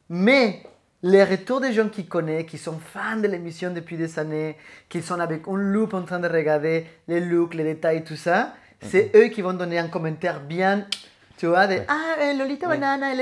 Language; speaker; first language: French; native; French